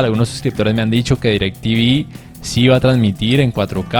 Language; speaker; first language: Spanish; native; Spanish